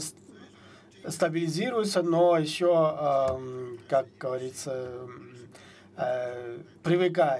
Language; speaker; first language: Russian; non-native, fluent; Chinese